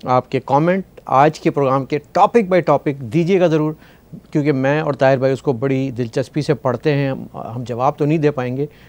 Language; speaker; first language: Urdu; native; Urdu